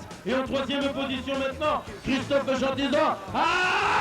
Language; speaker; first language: French; native; French